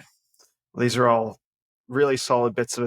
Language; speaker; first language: English; native; English